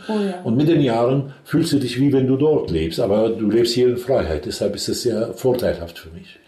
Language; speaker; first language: German; non-native, fluent; Arabic